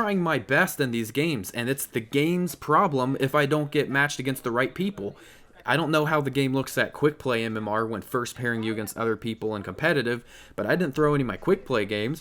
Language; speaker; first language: English; native; English